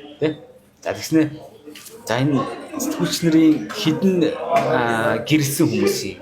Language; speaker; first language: Mongolian; native; Mongolian